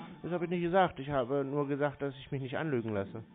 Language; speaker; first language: German; native; German